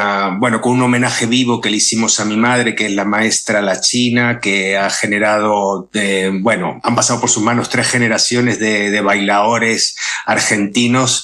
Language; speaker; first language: Spanish; native; Spanish